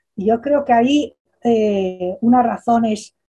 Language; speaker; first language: Spanish; native; Spanish